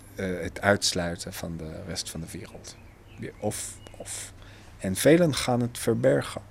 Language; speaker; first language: Dutch; non-native, fluent; Hebrew